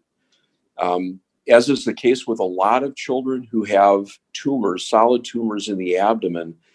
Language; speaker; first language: English; native; English